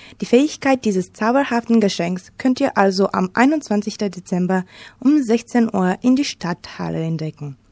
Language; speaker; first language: German; non-native, fluent; Romanian